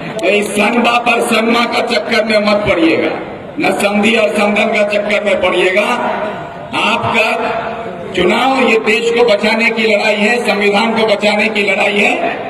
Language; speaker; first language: Hindi; non-native, local second language; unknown